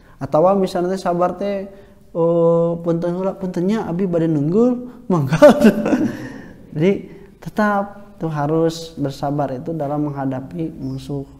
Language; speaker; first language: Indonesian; non-native, local second language; Sundanese